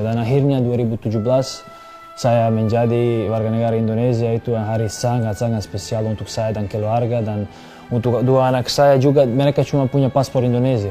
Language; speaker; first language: Indonesian; non-native, fluent; Serbian